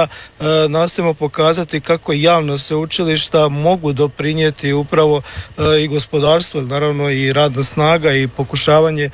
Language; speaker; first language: Serbian; native; Serbian